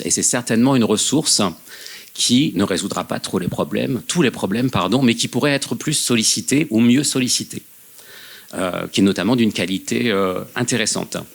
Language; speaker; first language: French; native; French